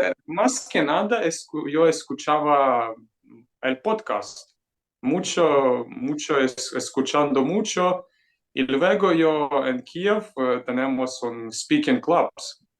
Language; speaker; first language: Spanish; non-native, fluent; Ukrainian